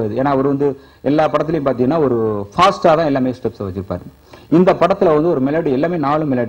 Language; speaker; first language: Tamil; native; Tamil